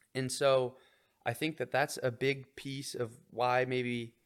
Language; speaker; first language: English; native; English